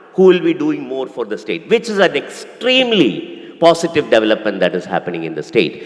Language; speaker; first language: English; non-native, local second language; Malayalam